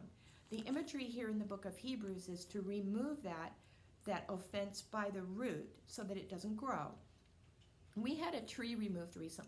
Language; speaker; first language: English; native; English